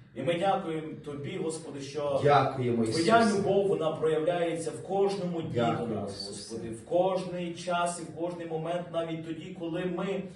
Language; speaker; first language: Ukrainian; native; Ukrainian